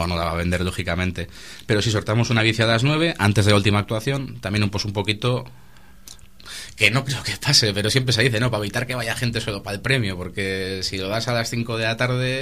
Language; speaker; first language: Spanish; native; Spanish